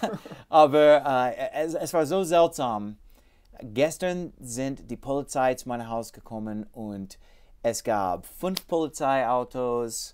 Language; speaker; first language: German; non-native, learner; English